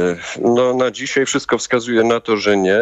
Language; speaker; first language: Polish; native; Polish